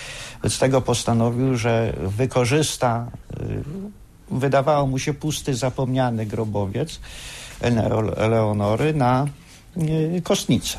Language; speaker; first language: Polish; native; Polish